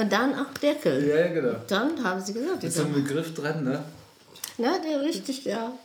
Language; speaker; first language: German; non-native, learner; Amharic